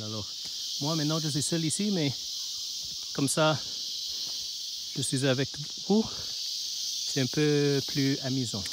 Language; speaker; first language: French; non-native, learner; Chinese